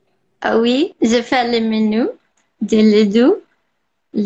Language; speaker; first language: French; non-native, learner; Portuguese